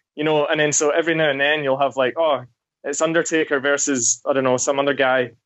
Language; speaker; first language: English; native; English